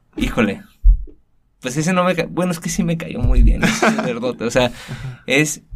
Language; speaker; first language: Spanish; native; Spanish